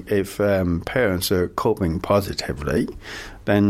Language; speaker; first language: English; native; English